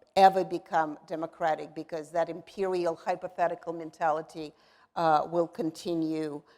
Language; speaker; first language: English; non-native, fluent; Russian